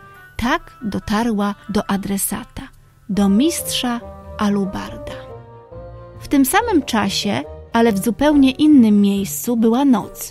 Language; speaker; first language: Polish; native; Polish